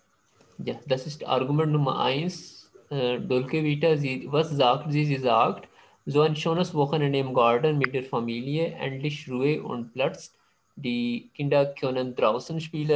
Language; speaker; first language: German; non-native, fluent; Urdu